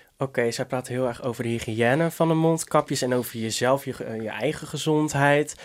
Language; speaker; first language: Dutch; native; Dutch